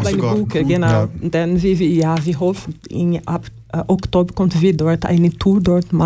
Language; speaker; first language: German; non-native, learner; Portuguese